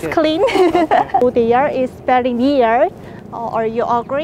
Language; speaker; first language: English; non-native, learner; Korean